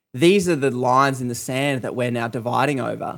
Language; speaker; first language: English; native; English